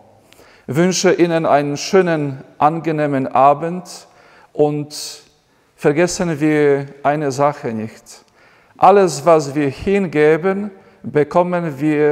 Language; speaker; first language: German; non-native, fluent; Polish